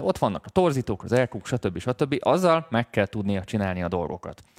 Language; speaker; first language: Hungarian; native; Hungarian